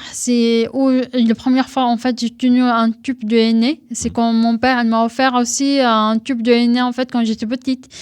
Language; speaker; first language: French; non-native, fluent; Arabic